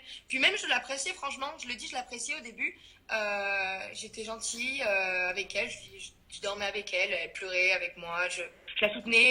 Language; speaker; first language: French; native; French